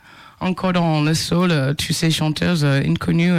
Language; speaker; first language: French; non-native, fluent; English